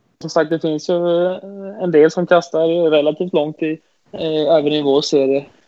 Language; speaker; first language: Swedish; native; Swedish